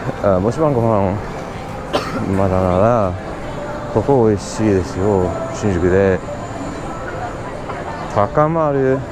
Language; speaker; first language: Japanese; non-native, learner; English